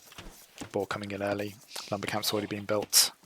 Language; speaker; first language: English; native; English